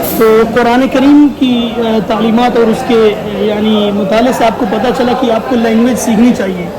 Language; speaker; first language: Urdu; native; Urdu